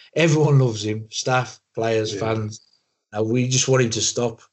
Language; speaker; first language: English; native; English